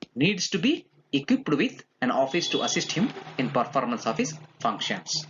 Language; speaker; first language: English; non-native, local second language; Kannada